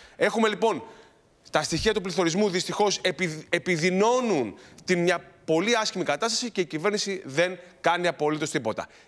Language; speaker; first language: Greek; native; Greek